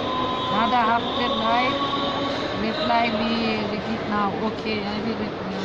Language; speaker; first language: English; non-native, learner; Turkish